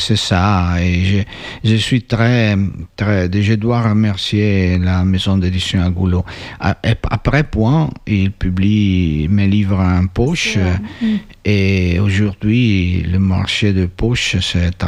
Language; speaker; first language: French; non-native, fluent; Italian